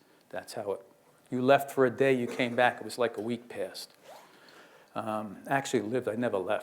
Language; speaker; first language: English; native; English